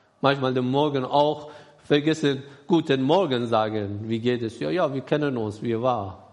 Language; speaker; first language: German; non-native, learner; Persian